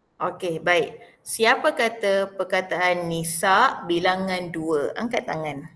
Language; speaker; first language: Malay; native; Malay